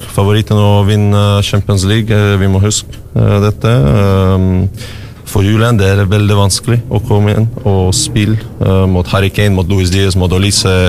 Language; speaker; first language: Norwegian; non-native, learner; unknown